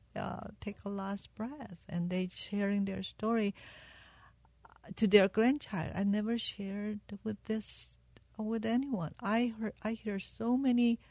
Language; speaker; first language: English; non-native, fluent; Korean